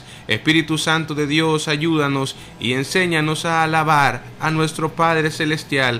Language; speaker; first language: Spanish; native; Spanish